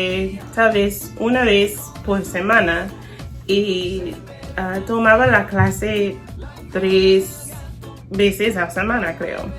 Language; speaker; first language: Spanish; non-native, learner; English